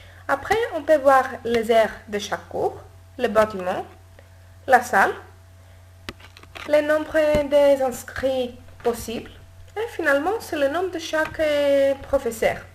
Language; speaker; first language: French; non-native, learner; Greek